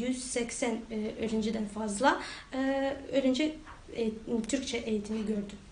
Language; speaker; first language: Turkish; non-native, fluent; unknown